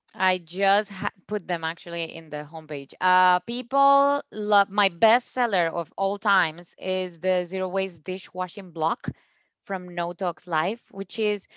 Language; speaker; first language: English; non-native, fluent; Spanish